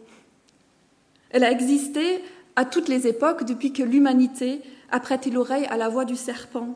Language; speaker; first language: French; non-native, fluent; German